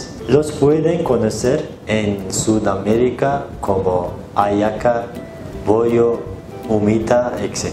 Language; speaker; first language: Spanish; non-native, learner; Turkish